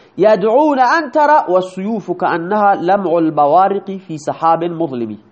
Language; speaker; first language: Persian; non-native, local second language; Baluchi